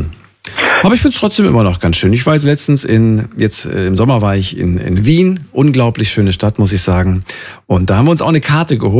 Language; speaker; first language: German; native; German